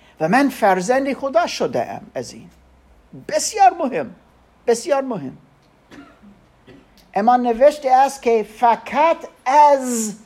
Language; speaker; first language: Persian; non-native, learner; German